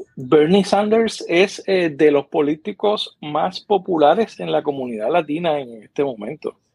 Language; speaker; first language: Spanish; native; Spanish